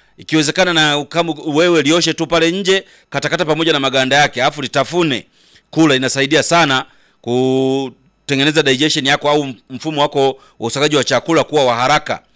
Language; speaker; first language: Swahili; native; Swahili